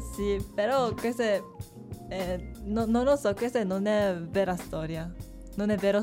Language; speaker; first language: Italian; non-native, learner; Japanese